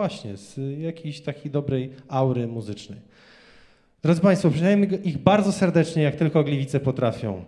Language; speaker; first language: Polish; native; Polish